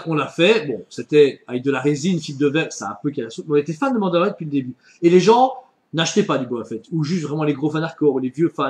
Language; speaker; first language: French; native; French